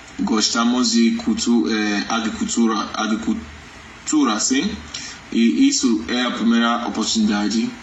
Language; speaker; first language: Portuguese; non-native, learner; Yoruba